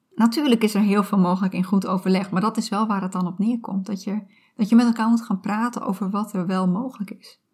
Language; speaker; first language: Dutch; native; Dutch